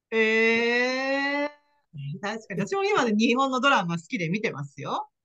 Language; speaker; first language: Japanese; native; Japanese